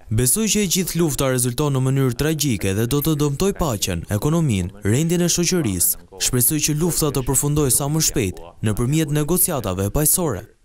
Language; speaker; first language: Albanian; non-native, fluent; Chinese